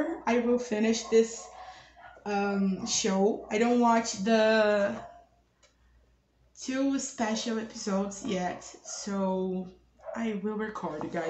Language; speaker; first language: English; non-native, learner; Portuguese